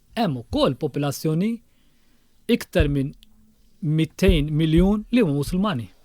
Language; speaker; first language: Maltese; non-native, fluent; Urdu